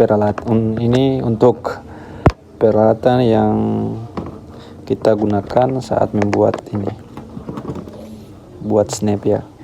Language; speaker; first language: Indonesian; native; Indonesian